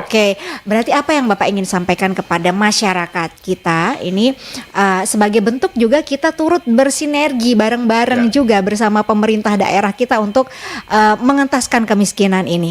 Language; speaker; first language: Indonesian; native; Indonesian